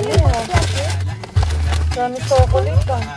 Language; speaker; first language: Filipino; native; Filipino